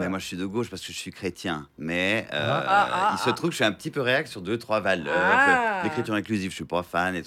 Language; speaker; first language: French; native; French